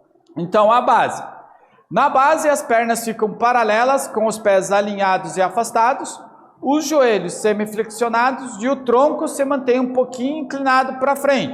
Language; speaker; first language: Portuguese; native; Portuguese